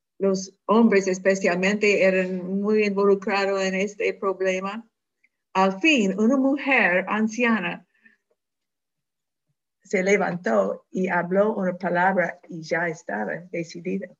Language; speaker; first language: Spanish; non-native, fluent; English